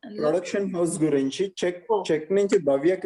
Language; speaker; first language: Telugu; native; Telugu